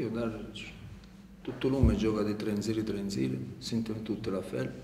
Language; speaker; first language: Romanian; non-native, learner; Italian